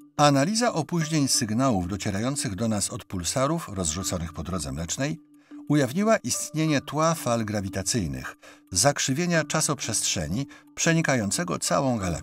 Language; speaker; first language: Polish; native; Polish